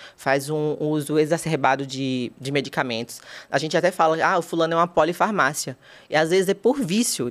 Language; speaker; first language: Portuguese; native; Portuguese